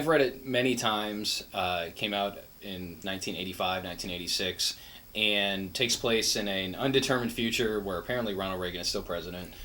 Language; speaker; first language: English; native; English